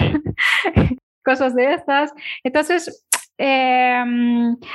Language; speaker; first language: Spanish; non-native, fluent; Ukrainian